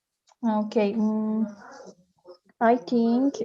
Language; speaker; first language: English; non-native, learner; Spanish